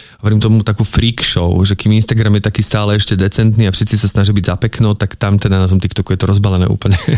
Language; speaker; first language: Slovak; native; Slovak